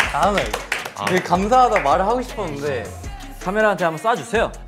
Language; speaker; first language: Korean; native; Korean